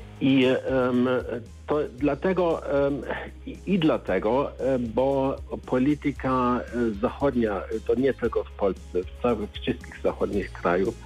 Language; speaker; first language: Polish; non-native, learner; German